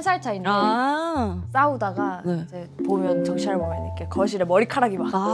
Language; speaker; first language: Korean; native; Korean